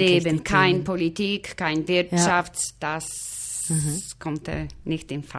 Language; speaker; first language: German; non-native, fluent; Polish